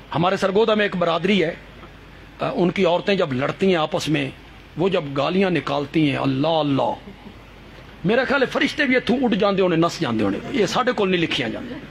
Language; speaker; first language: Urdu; non-native, local second language; Punjabi